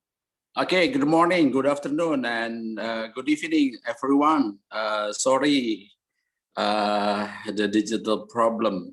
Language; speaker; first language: English; non-native, learner; Indonesian